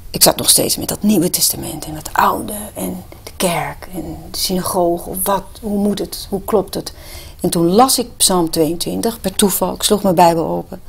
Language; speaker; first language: Dutch; native; Dutch